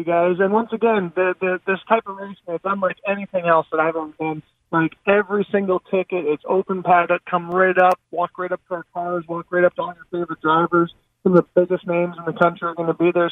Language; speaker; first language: English; native; English